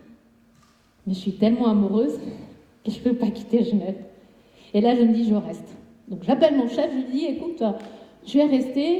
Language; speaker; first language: French; non-native, fluent; Spanish